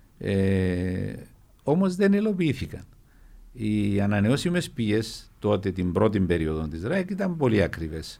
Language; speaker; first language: Greek; native; Greek